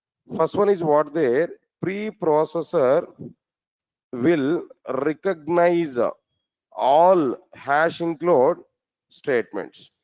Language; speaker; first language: English; non-native, local second language; Telugu